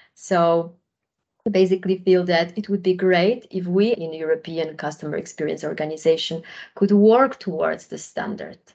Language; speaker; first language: English; non-native, fluent; Polish